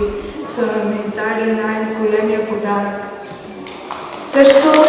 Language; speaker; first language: Bulgarian; early bilingual, heritage; Bulgarian